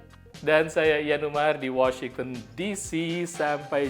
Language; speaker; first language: Indonesian; native; Indonesian